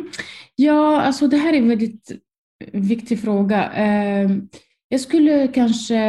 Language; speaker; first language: Swedish; non-native, fluent; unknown